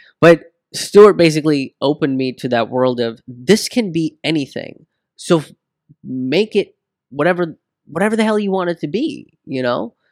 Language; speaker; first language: English; early bilingual, other home language; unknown